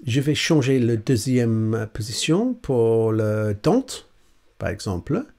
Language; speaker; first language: French; non-native, learner; English